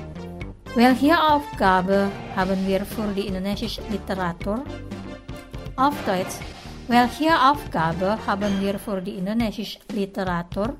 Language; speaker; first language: German; non-native, fluent; Indonesian